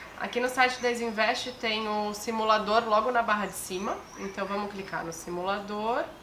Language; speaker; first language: Portuguese; native; Portuguese